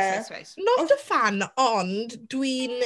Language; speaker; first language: Welsh; non-native, local second language; English